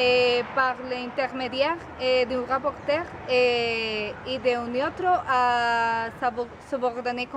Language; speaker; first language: French; non-native, learner; Spanish